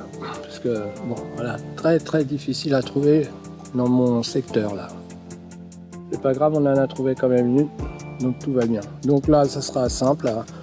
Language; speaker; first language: French; native; French